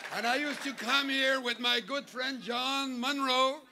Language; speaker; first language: English; non-native, fluent; French